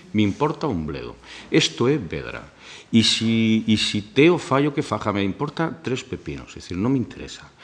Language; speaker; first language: Galician; native; Galician